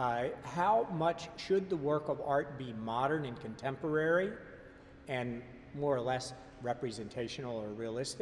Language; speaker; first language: English; native; English